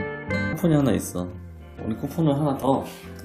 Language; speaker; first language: Korean; native; Korean